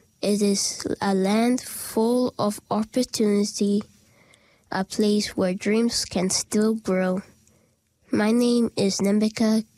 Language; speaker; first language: English; native; English